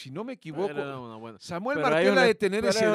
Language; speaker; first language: Spanish; native; Spanish